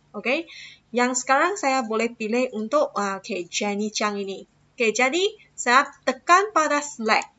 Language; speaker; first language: Malay; non-native, local second language; Chinese